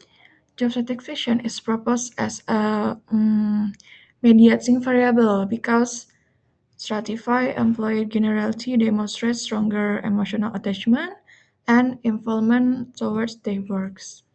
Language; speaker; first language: English; non-native, learner; Indonesian